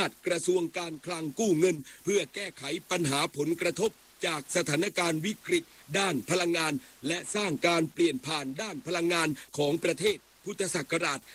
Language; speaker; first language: Thai; native; Thai